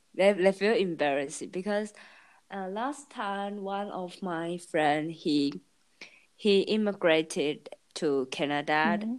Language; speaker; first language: English; non-native, learner; Chinese